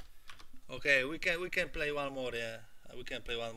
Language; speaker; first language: English; non-native, learner; Polish